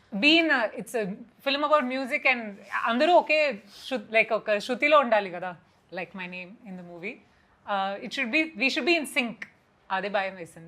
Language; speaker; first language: Telugu; non-native, fluent; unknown